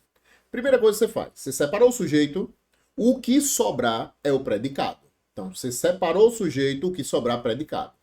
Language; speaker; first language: Portuguese; native; Portuguese